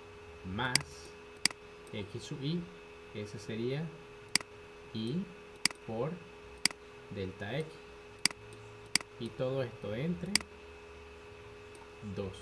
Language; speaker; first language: Spanish; native; Spanish